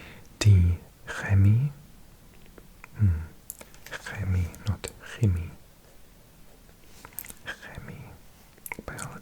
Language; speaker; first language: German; non-native, learner; English